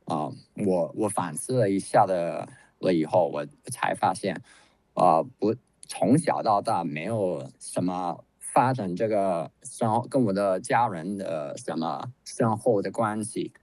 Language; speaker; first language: Chinese; non-native, fluent; English